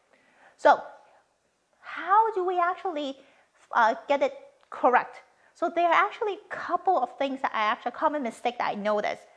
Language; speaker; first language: English; non-native, fluent; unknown